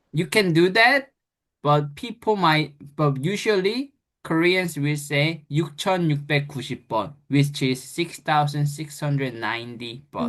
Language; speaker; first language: English; non-native, fluent; Korean